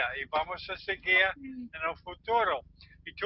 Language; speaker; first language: Spanish; non-native, learner; English